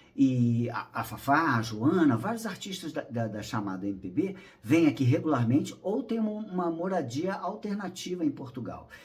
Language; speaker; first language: Portuguese; native; Portuguese